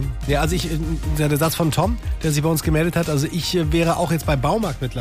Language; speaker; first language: German; native; German